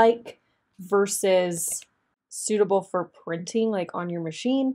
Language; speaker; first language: English; native; English